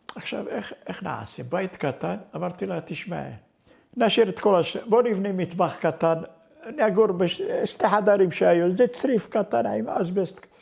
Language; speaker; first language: Hebrew; non-native, fluent; Arabic